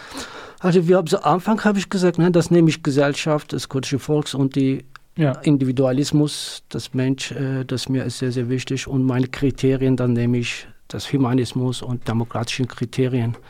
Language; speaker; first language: German; non-native, learner; Kurdish